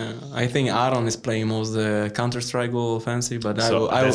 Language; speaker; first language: English; non-native, learner; Polish